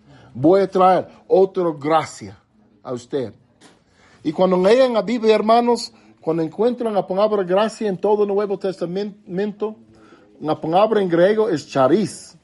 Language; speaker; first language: Spanish; non-native, fluent; English